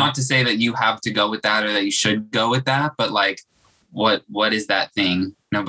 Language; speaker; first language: English; native; English